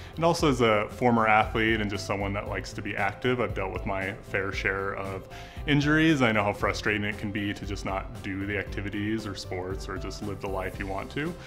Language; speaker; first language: English; native; English